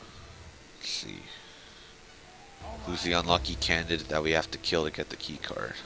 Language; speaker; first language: English; native; English